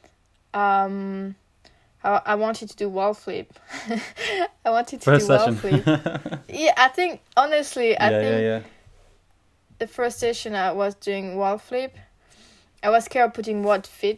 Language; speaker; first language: English; non-native, learner; French